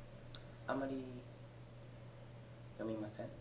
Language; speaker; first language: Japanese; non-native, learner; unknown